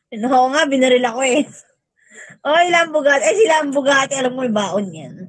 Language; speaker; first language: Filipino; native; Filipino